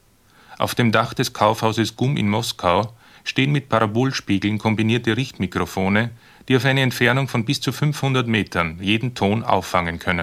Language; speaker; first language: German; native; German